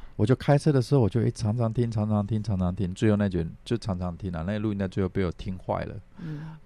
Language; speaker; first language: Chinese; native; Chinese